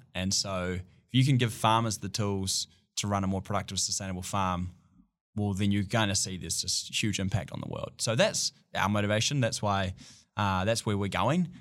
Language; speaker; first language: English; native; English